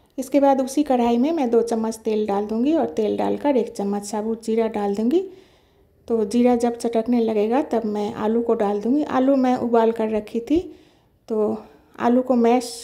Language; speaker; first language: Hindi; non-native, local second language; Bangla